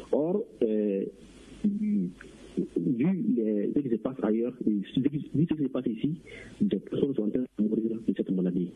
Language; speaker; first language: French; non-native, local second language; Bambara